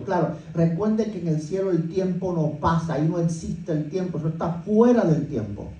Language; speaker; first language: Spanish; native; Spanish